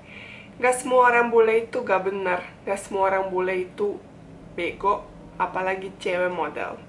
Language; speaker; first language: Indonesian; non-native, fluent; Bosnian